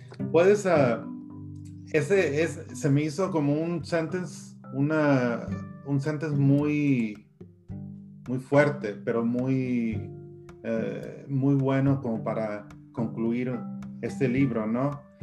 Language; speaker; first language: Spanish; early bilingual, heritage; Spanish